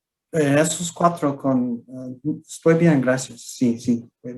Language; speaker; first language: Spanish; non-native, learner; English